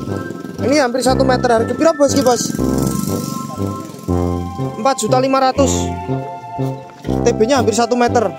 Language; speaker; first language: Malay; non-native, local second language; Javanese